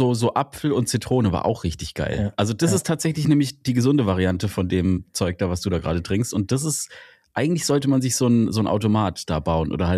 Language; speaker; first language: German; native; German